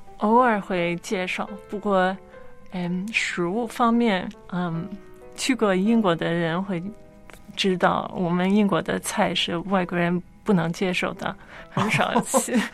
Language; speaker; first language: Chinese; non-native, fluent; English